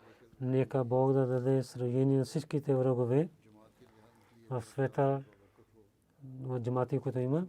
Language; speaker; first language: Bulgarian; non-native, learner; Urdu